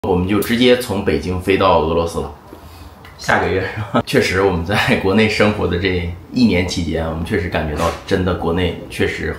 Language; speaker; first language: Chinese; native; Chinese